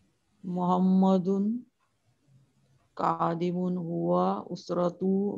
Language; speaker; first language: Arabic; non-native, learner; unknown